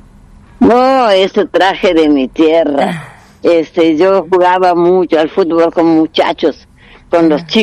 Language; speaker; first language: Spanish; non-native, fluent; Portuguese